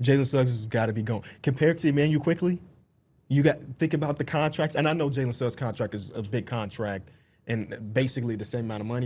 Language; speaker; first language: English; native; English